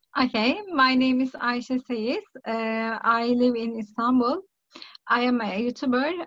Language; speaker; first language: English; non-native, learner; Turkish